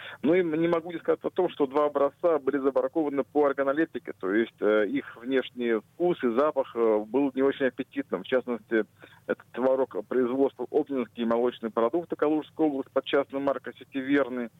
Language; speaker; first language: Russian; native; Russian